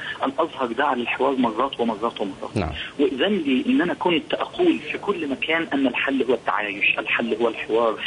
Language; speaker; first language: Arabic; native; Arabic